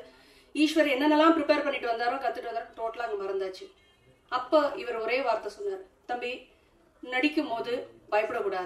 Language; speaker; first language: Tamil; native; Tamil